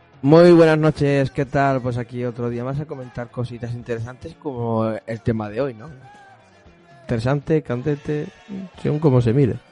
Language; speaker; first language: Spanish; native; Spanish